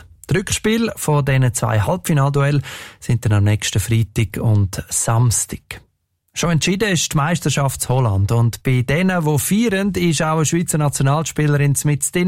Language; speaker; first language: German; native; German